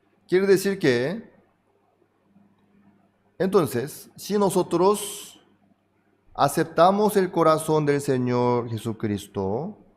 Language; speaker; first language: Spanish; non-native, fluent; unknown